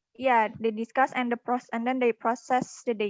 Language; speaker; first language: English; non-native, learner; Indonesian